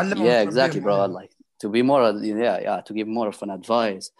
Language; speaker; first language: English; non-native, fluent; Arabic